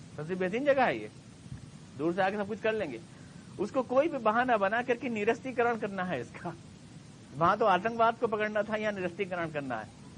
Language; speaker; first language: Urdu; native; Urdu